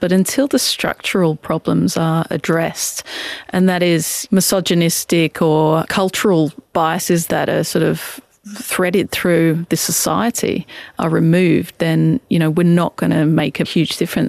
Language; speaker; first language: English; native; English